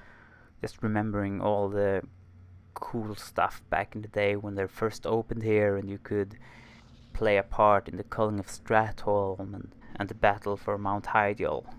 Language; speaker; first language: English; non-native, fluent; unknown